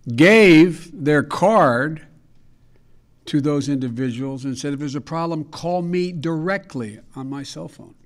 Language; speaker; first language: English; native; English